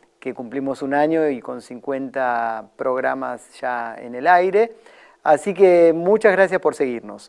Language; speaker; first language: Spanish; native; Spanish